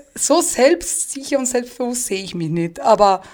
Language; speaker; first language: German; non-native, fluent; Italian